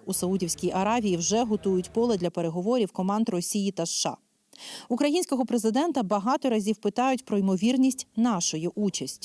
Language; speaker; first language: Ukrainian; native; Ukrainian